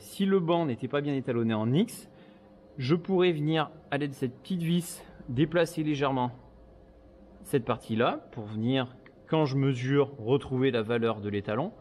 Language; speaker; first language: French; native; French